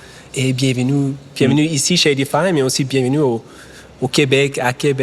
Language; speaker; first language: French; non-native, fluent; German